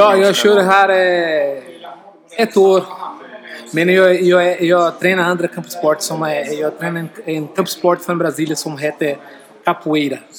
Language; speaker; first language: Swedish; non-native, learner; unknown